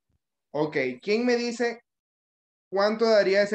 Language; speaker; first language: Spanish; native; Spanish